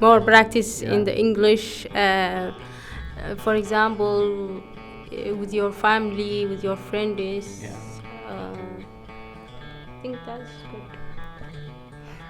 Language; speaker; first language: English; non-native, local second language; Somali